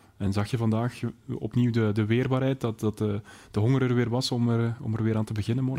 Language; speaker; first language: Dutch; native; Dutch